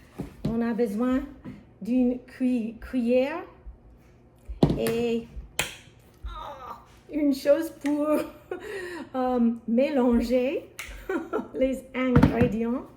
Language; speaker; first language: French; non-native, learner; English